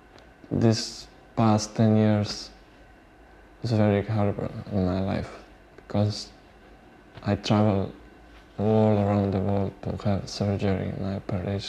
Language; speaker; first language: English; non-native, learner; Bosnian